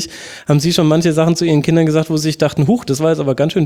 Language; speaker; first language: German; native; German